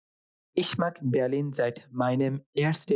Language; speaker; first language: German; non-native, fluent; Bangla